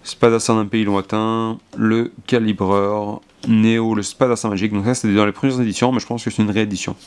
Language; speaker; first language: French; native; French